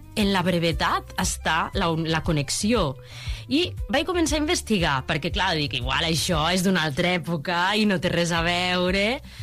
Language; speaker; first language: Catalan; native; Catalan